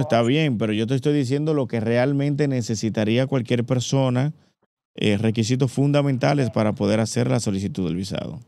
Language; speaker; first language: Spanish; native; Spanish